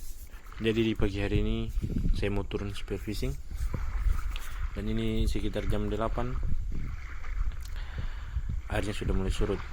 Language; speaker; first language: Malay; non-native, local second language; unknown